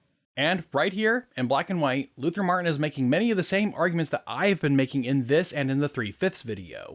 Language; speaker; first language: English; native; English